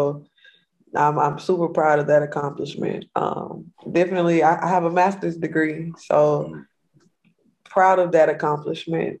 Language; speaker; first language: English; native; English